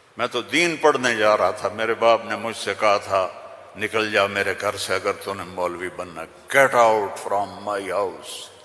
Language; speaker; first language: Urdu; non-native, local second language; Punjabi